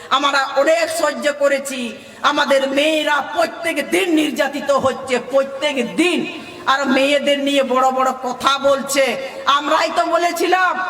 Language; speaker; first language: Bangla; non-native, local second language; Santali